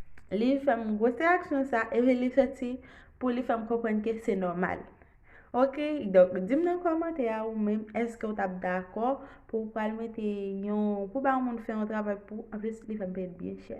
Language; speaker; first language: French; non-native, local second language; Haitian Creole